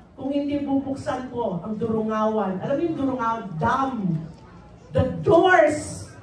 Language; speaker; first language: Filipino; native; Filipino